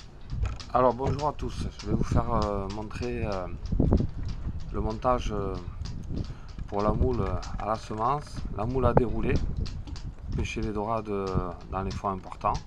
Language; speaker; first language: French; native; French